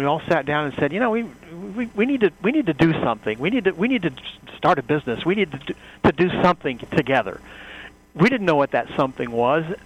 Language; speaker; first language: English; native; English